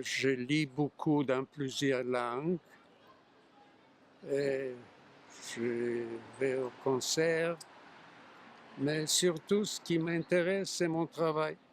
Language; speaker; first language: French; non-native, fluent; Yiddish